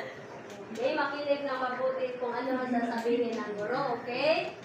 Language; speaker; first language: Filipino; native; Filipino